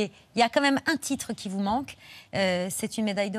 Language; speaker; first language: French; native; French